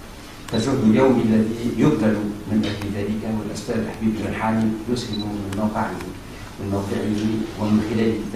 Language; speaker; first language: Arabic; native; Arabic